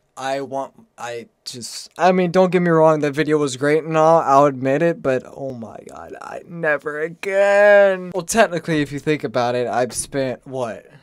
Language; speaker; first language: English; native; English